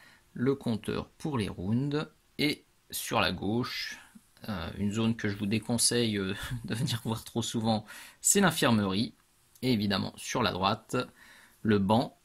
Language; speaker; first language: French; native; French